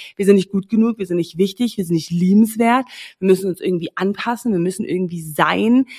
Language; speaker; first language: German; non-native, fluent; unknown